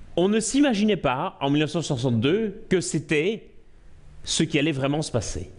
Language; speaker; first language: French; native; French